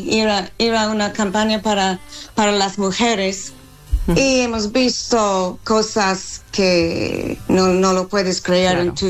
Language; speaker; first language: Spanish; non-native, fluent; English